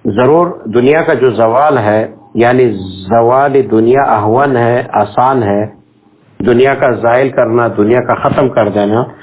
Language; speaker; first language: Urdu; non-native, local second language; Pashto